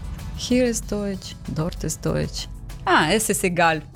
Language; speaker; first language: German; non-native, learner; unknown